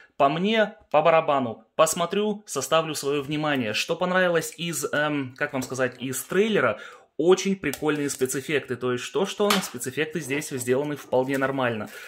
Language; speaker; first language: Russian; early bilingual, heritage; Russian